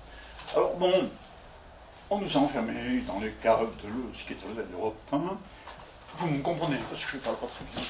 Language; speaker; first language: French; native; French